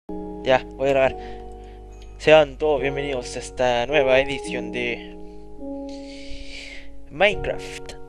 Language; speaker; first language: Spanish; native; Spanish